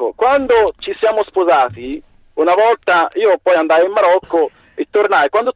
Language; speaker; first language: Italian; non-native, fluent; Arabic